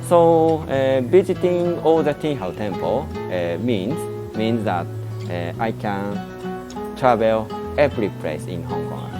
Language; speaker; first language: English; non-native, learner; Japanese